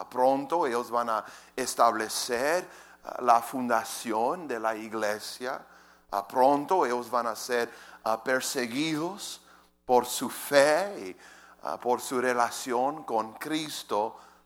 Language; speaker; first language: Spanish; native; Spanish